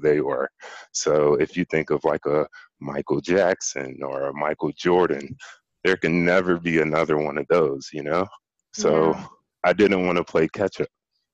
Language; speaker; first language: English; native; English